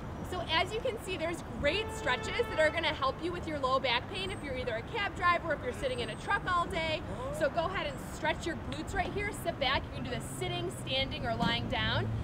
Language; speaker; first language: English; native; English